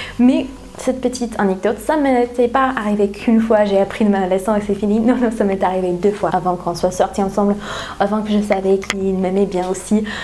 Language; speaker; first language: French; non-native, fluent; English